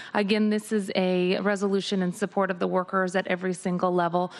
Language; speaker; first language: English; native; English